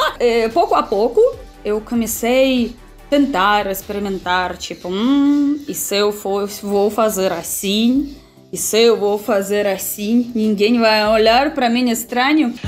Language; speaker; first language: Portuguese; non-native, fluent; Russian